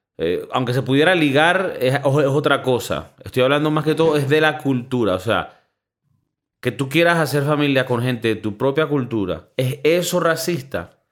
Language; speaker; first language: Spanish; native; Spanish